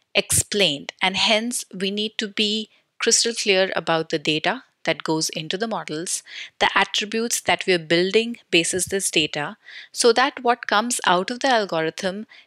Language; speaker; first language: English; non-native, local second language; Hindi